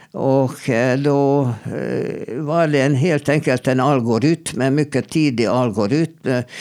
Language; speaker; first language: Swedish; non-native, fluent; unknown